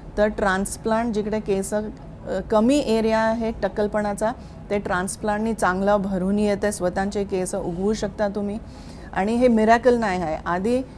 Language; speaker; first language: Marathi; non-native, local second language; Hindi